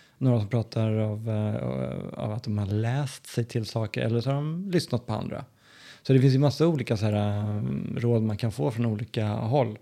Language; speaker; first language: Swedish; native; Swedish